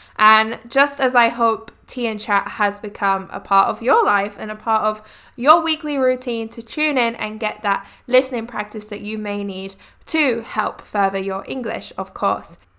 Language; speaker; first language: English; native; English